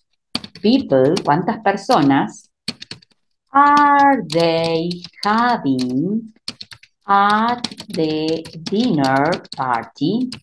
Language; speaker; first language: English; non-native, fluent; Spanish